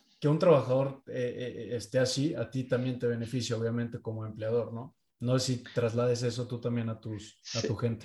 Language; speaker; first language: Spanish; native; Spanish